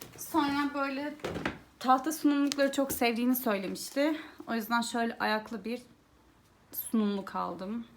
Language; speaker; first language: Turkish; early bilingual, heritage; Turkish